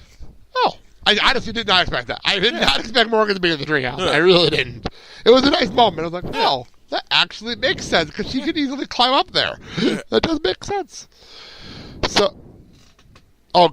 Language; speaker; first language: English; native; English